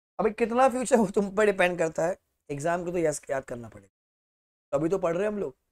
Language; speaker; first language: Hindi; native; Hindi